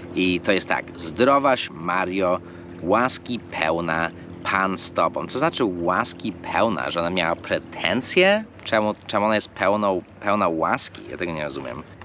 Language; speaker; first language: Polish; non-native, fluent; English